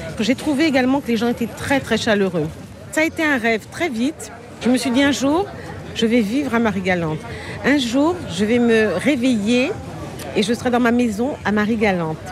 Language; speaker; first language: French; native; French